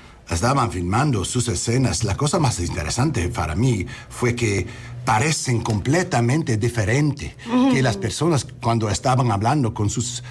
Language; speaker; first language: Spanish; non-native, learner; English